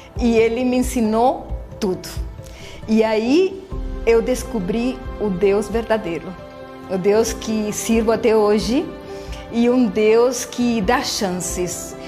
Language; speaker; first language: Portuguese; non-native, fluent; Spanish